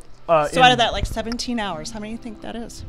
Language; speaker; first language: English; native; English